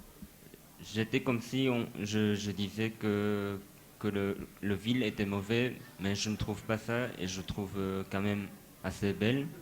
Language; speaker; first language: French; non-native, fluent; Japanese